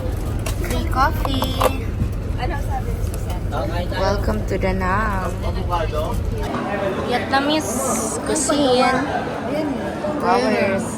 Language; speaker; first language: English; non-native, local second language; Filipino